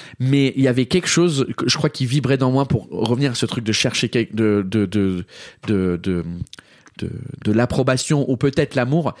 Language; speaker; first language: French; early bilingual, heritage; English